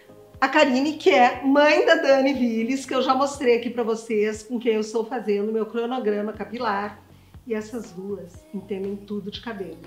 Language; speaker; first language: Portuguese; native; Portuguese